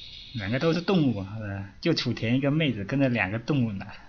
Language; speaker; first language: Chinese; native; Chinese